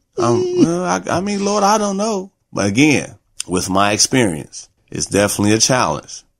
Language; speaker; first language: English; native; English